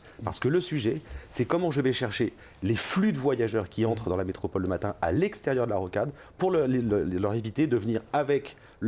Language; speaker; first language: French; native; French